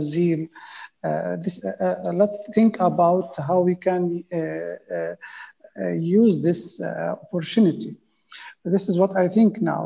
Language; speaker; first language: English; non-native, fluent; Arabic